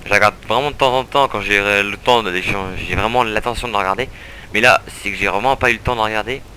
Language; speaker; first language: French; native; French